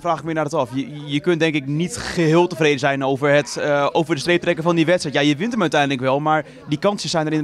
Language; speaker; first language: Dutch; native; Dutch